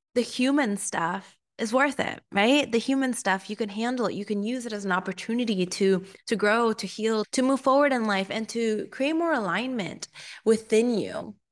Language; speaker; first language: English; early bilingual, other home language; Spanish